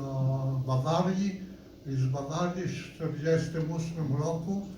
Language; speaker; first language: Polish; non-native, local second language; Yiddish